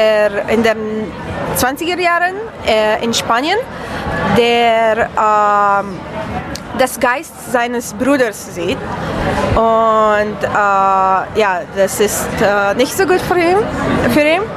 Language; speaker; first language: German; non-native, learner; Romanian